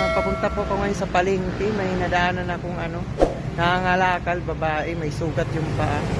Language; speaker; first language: Filipino; non-native, local second language; Waray